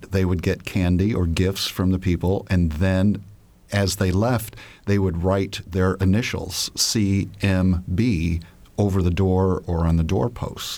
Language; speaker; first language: English; native; English